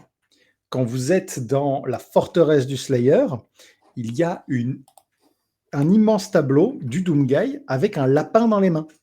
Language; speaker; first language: French; native; French